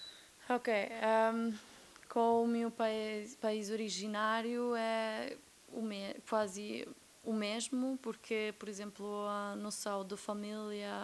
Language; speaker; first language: Portuguese; non-native, fluent; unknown